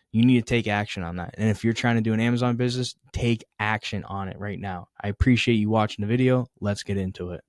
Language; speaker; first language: English; native; English